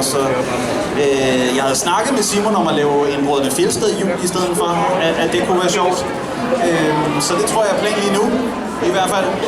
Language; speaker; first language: Danish; native; Danish